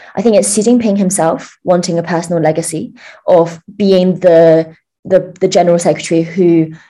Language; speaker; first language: English; early bilingual, other home language; Chinese